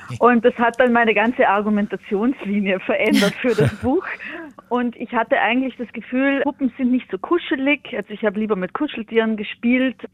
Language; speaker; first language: German; native; German